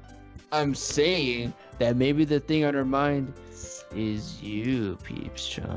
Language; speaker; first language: English; native; English